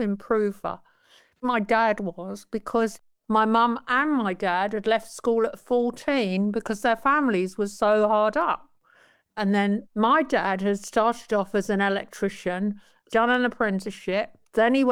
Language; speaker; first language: English; native; English